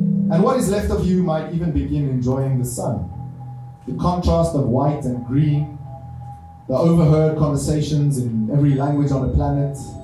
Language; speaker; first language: English; non-native, local second language; Afrikaans